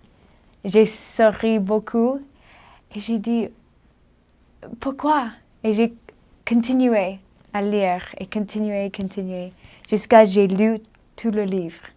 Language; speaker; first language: French; non-native, learner; English